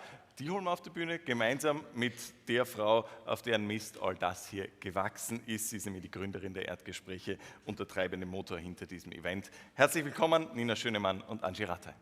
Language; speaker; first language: German; native; German